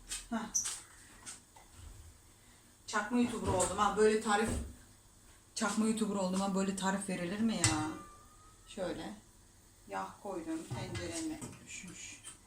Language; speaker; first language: Turkish; non-native, fluent; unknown